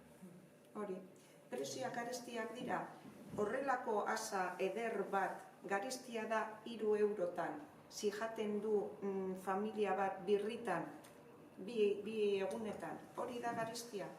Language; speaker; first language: Basque; non-native, learner; Spanish